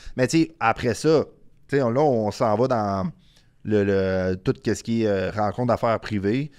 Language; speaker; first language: French; native; French